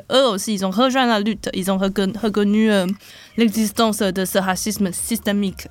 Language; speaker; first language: French; non-native, fluent; Chinese